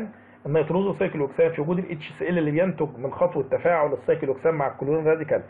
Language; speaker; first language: Arabic; native; Arabic